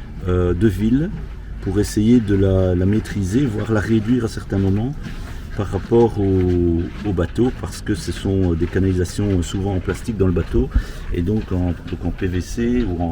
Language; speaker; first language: French; native; French